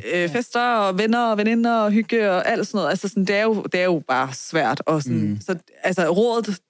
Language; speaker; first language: Danish; early bilingual, other home language; Persian